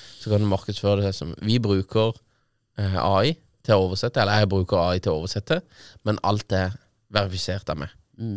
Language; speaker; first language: Norwegian; native; Norwegian